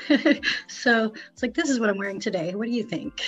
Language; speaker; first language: English; native; English